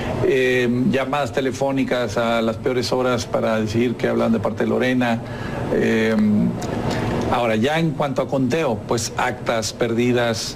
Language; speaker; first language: Spanish; native; Spanish